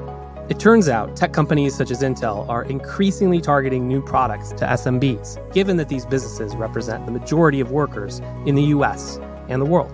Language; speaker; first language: English; native; English